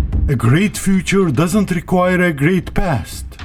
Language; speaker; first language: English; non-native, fluent; Turkish